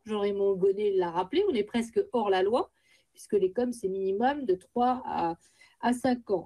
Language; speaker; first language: French; native; French